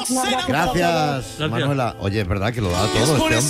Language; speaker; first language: Spanish; native; Spanish